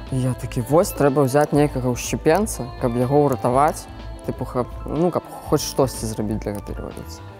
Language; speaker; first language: Belarusian; native; Belarusian